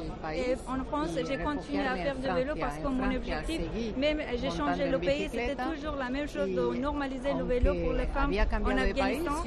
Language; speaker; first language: French; non-native, fluent; Persian